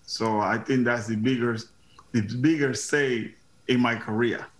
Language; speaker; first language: English; non-native, fluent; Spanish